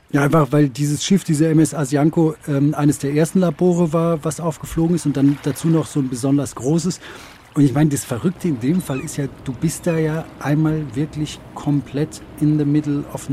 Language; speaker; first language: German; native; German